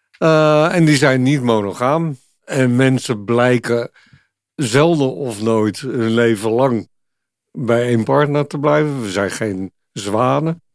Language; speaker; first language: Dutch; native; Dutch